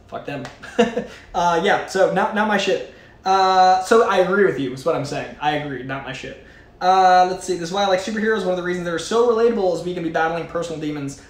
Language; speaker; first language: English; native; English